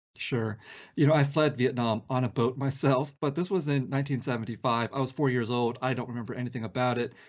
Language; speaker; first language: English; early bilingual, other home language; Vietnamese